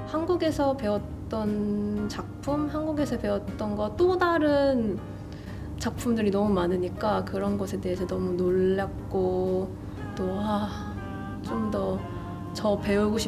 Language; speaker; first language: Korean; native; Korean